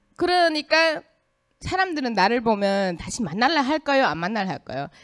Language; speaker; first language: Korean; early bilingual, heritage; Korean